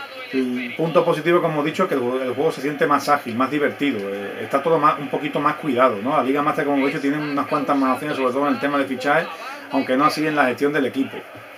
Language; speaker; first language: Spanish; native; Spanish